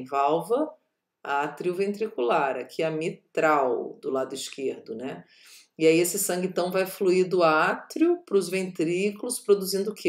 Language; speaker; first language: Portuguese; native; Portuguese